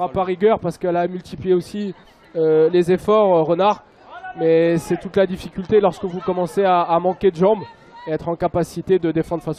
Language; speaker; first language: French; native; French